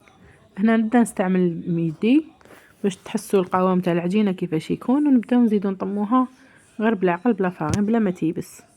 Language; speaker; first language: Arabic; native; Arabic